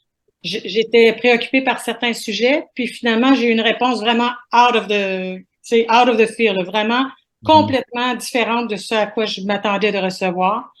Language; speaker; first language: French; native; French